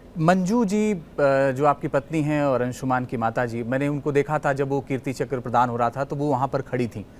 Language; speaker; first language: Hindi; native; Hindi